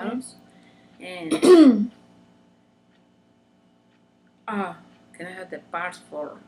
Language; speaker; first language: English; non-native, learner; Spanish